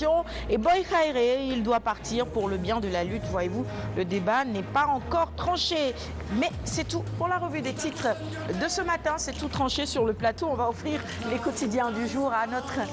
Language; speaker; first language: French; non-native, local second language; Wolof